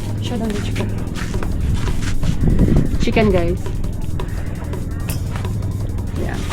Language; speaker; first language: English; non-native, local second language; Filipino